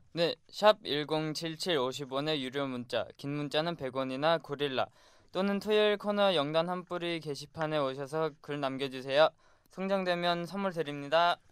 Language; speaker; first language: Korean; non-native, fluent; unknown